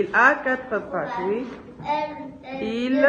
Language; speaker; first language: French; non-native, local second language; Arabic